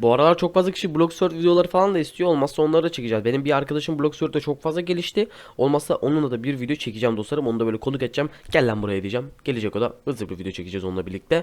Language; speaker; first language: Turkish; native; Turkish